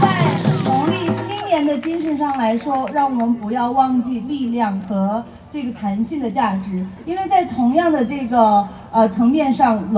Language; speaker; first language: Chinese; early bilingual, other home language; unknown